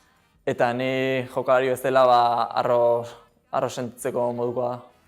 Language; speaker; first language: Basque; non-native, local second language; Spanish